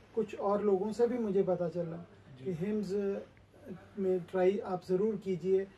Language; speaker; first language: Hindi; native; Hindi